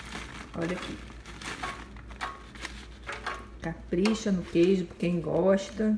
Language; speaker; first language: Portuguese; native; Portuguese